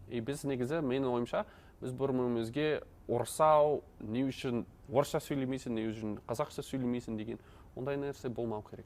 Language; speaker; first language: Kazakh; non-native, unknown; Dutch